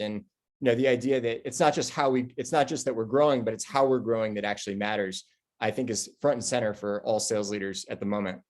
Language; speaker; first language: English; native; English